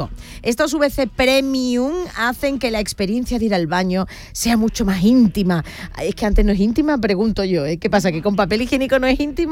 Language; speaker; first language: Spanish; native; Spanish